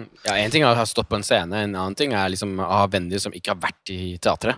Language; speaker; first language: Norwegian; non-native, fluent; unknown